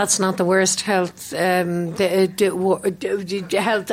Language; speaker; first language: English; native; English